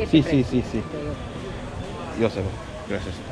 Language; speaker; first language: Spanish; non-native, learner; English